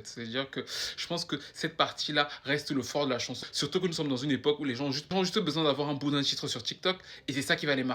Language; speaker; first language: French; native; French